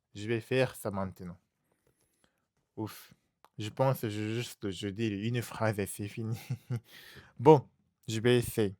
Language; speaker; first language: French; non-native, learner; Japanese